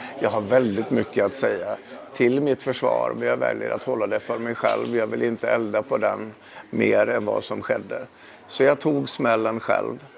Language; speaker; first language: Swedish; native; Swedish